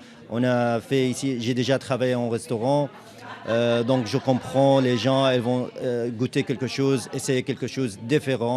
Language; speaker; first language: French; non-native, learner; Arabic